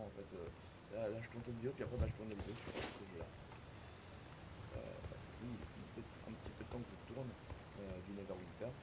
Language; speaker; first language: French; native; French